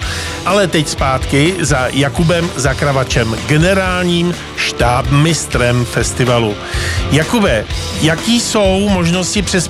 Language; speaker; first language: Czech; native; Czech